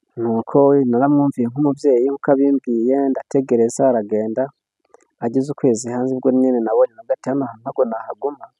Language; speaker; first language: Kinyarwanda; early bilingual, heritage; Kinyarwanda